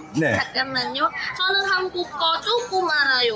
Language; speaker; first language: Korean; non-native, learner; Thai